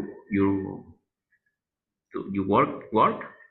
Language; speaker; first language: English; non-native, learner; Spanish